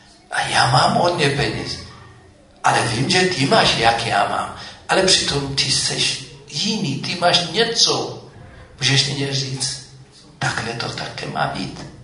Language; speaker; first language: Czech; non-native, fluent; Amharic